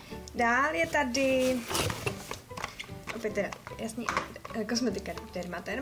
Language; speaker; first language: Czech; native; Czech